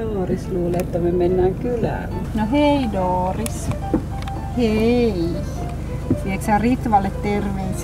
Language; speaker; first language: Finnish; native; Finnish